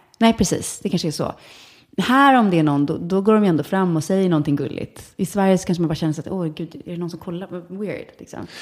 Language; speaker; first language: Swedish; native; Swedish